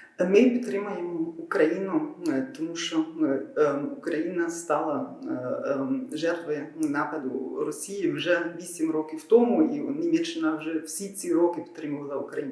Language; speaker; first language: Ukrainian; non-native, fluent; German